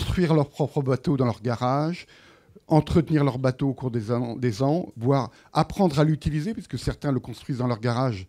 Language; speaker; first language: French; native; French